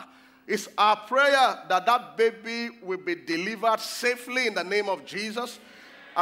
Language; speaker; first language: English; non-native, local second language; Yoruba